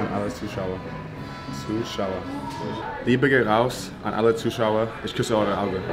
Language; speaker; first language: German; early bilingual, heritage; German